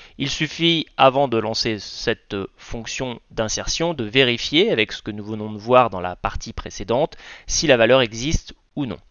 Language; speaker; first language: French; native; French